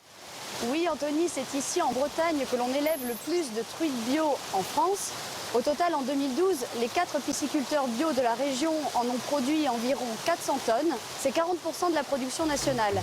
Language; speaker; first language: French; native; French